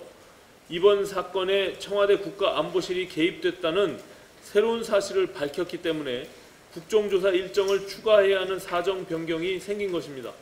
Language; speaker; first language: Korean; native; Korean